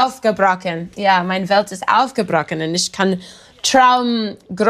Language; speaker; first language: German; non-native, learner; English